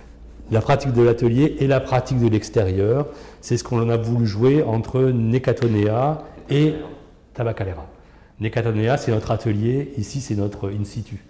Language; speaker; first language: French; native; French